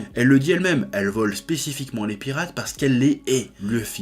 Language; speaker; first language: French; native; French